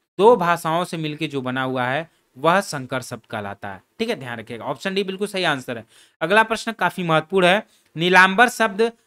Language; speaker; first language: Hindi; native; Hindi